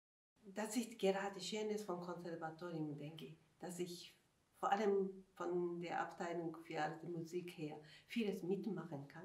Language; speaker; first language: German; non-native, fluent; Japanese